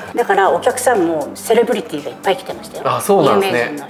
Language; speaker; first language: Japanese; native; Japanese